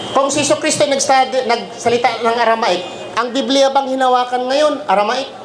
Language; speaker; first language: Filipino; non-native, local second language; Cebuano